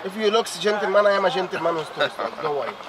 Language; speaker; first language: English; non-native, learner; Arabic